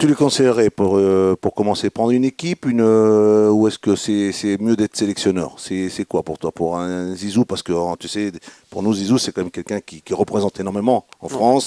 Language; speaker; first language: French; native; French